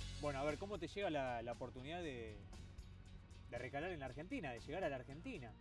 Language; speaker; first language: Spanish; native; Spanish